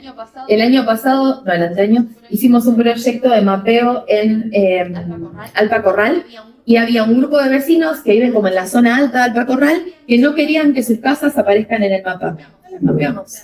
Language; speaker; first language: Spanish; native; Spanish